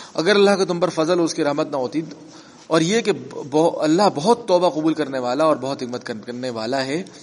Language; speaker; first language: Urdu; native; Urdu